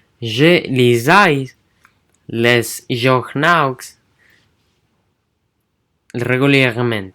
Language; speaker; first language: French; non-native, learner; English